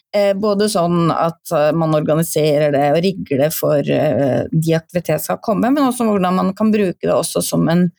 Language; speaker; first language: Norwegian; native; Norwegian